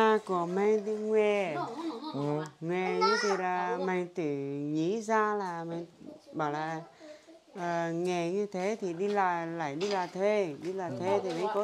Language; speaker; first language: Vietnamese; non-native, local second language; Hmong